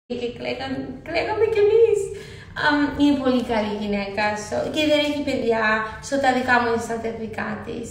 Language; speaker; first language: Greek; early bilingual, heritage; Greek